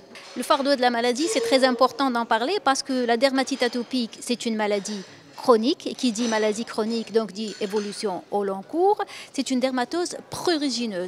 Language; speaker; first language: French; non-native, local second language; Arabic